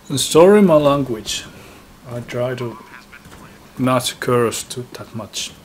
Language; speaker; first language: English; non-native, fluent; Finnish